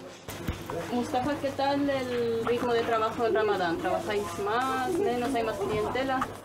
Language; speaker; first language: Spanish; native; Spanish